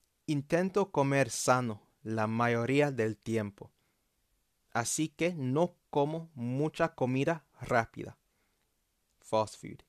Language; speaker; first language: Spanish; non-native, fluent; English